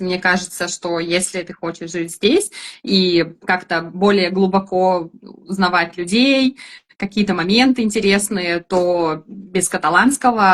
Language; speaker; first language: Russian; native; Russian